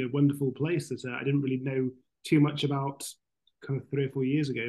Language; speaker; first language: English; native; English